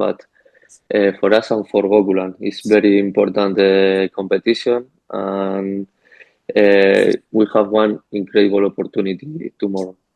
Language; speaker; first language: English; non-native, learner; Spanish